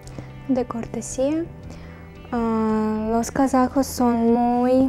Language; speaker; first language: Spanish; non-native, learner; Russian